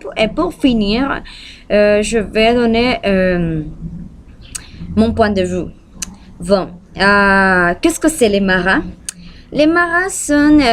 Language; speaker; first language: French; non-native, learner; Spanish